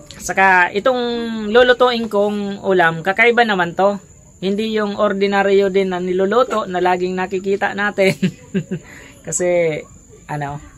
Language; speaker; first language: Filipino; non-native, local second language; Bikol